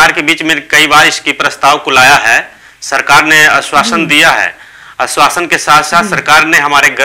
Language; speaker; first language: Hindi; native; Hindi